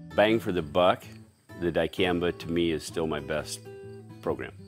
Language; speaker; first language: English; native; English